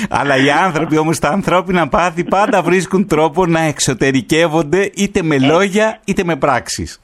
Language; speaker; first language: Greek; native; Greek